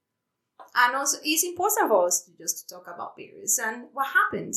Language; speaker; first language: English; non-native, fluent; Spanish